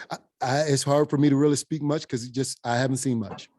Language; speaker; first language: English; native; English